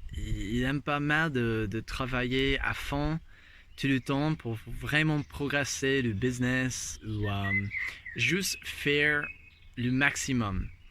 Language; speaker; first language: French; non-native, fluent; English